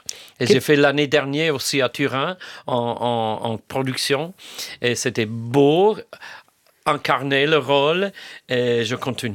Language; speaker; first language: French; non-native, fluent; English